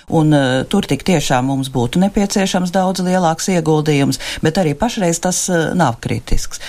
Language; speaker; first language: Latvian; native; Latvian